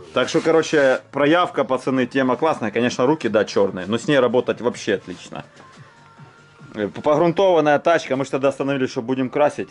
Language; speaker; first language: Russian; native; Russian